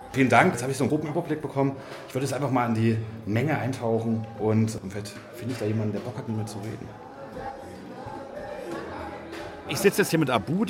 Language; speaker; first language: German; native; German